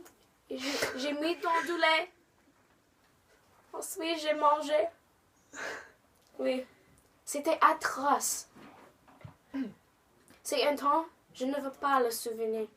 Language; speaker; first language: French; non-native, learner; English